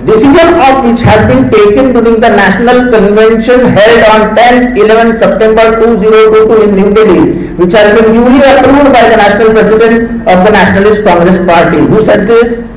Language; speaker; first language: English; non-native, local second language; Marathi